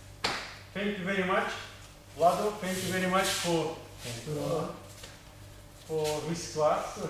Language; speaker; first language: English; non-native, learner; Russian